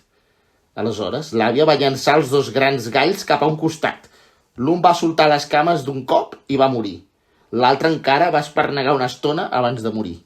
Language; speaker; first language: Catalan; native; Catalan